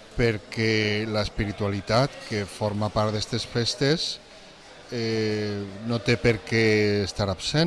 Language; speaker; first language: Catalan; native; Catalan